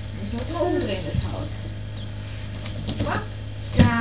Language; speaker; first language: German; native; German